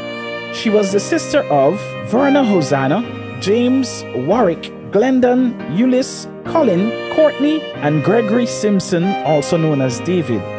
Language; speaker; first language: English; native; English